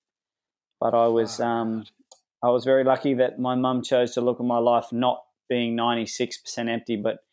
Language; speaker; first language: English; native; English